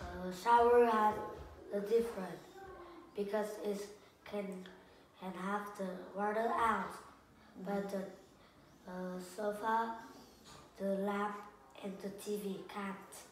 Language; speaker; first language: English; non-native, learner; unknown